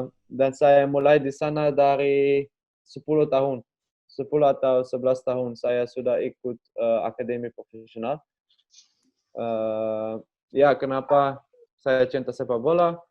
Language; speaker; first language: Indonesian; non-native, learner; Dutch